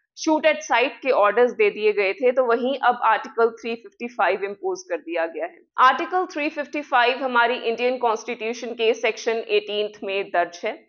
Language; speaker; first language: Hindi; non-native, local second language; Punjabi